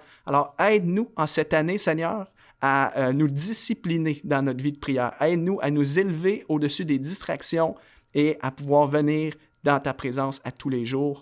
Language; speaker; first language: French; native; French